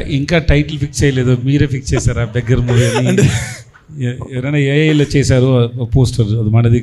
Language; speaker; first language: Telugu; non-native, learner; Tamil